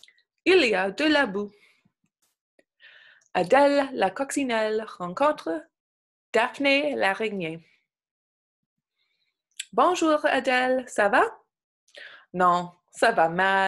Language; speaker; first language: French; non-native, local second language; English